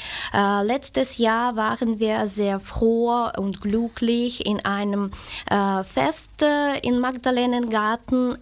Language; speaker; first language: German; non-native, fluent; Ukrainian